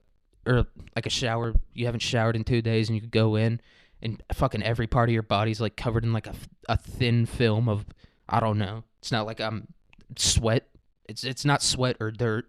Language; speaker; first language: English; native; English